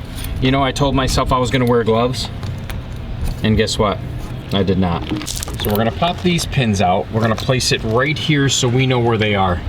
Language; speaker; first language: English; native; English